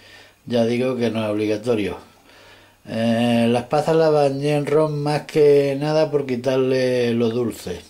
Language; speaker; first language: Spanish; native; Spanish